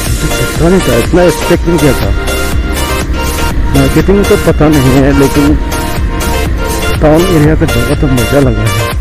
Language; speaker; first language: Hindi; non-native, local second language; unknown